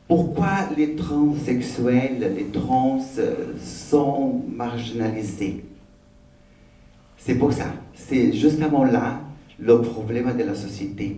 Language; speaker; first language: French; non-native, learner; Portuguese